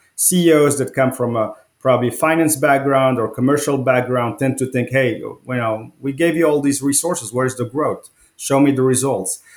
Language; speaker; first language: English; non-native, fluent; Arabic